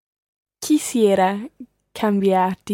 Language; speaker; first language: Spanish; non-native, learner; English